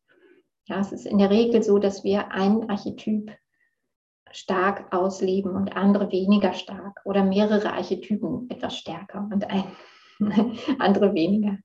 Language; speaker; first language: German; native; German